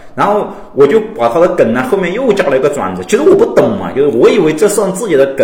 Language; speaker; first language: Chinese; native; Chinese